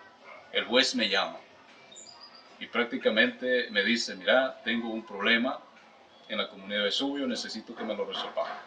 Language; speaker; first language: Spanish; native; Spanish